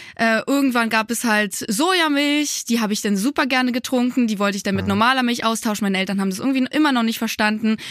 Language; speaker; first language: German; early bilingual, other home language; Polish